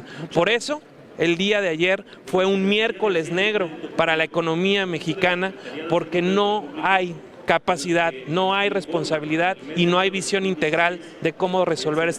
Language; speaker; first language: Spanish; native; Spanish